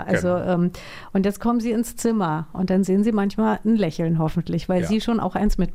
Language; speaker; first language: German; native; German